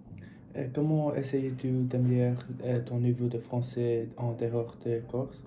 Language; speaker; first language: French; non-native, learner; English